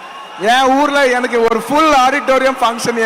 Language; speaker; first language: Tamil; non-native, local second language; Telugu